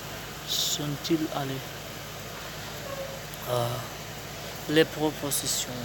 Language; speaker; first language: French; non-native, learner; Spanish